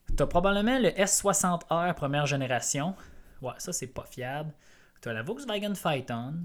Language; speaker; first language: French; native; French